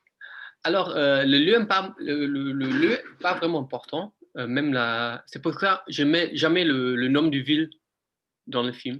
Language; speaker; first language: French; non-native, fluent; English